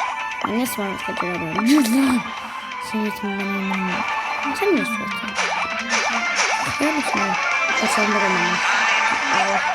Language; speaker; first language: Turkish; non-native, learner; Azerbaijani